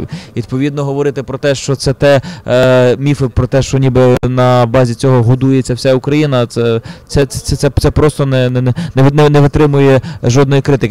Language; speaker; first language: Ukrainian; native; Ukrainian